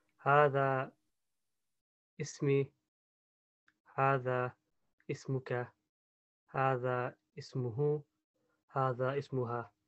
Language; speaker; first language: Arabic; non-native, learner; English